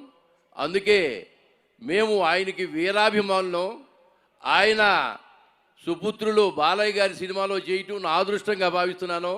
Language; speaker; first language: Telugu; native; Telugu